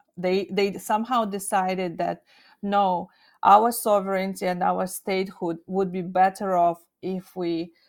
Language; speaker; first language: English; non-native, fluent; Russian